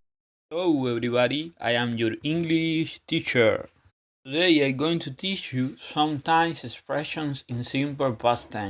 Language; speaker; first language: English; non-native, fluent; Spanish